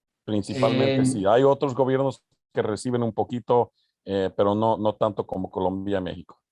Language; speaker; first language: Spanish; early bilingual, other home language; English